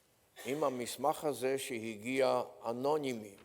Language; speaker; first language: Hebrew; non-native, fluent; Polish